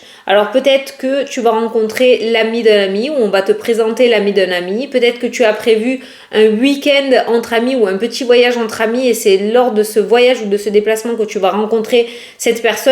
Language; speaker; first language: French; native; French